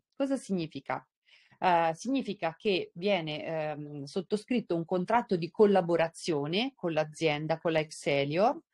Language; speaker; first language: Italian; native; Italian